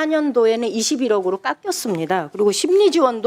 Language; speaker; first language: Korean; native; Korean